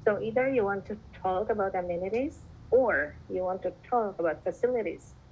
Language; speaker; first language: English; non-native, fluent; Indonesian